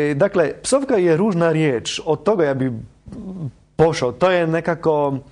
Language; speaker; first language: Croatian; non-native, fluent; Polish